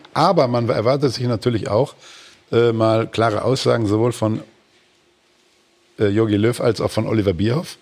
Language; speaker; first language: German; native; German